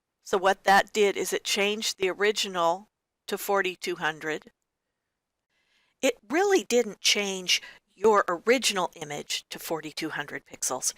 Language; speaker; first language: English; native; English